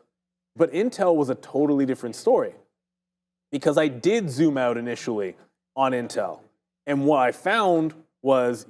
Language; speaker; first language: English; native; English